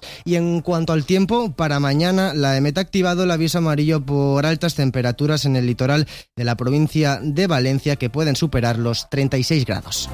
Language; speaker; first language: Spanish; native; Spanish